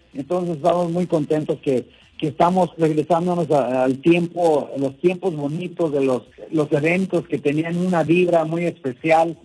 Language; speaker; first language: Spanish; early bilingual, heritage; Spanish